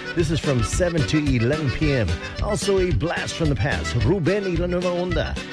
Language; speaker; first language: English; early bilingual, other home language; Spanish